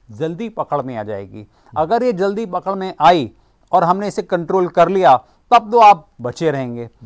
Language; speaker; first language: Hindi; native; Hindi